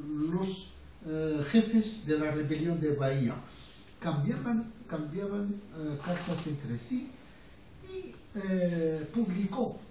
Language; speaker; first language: Spanish; non-native, fluent; Arabic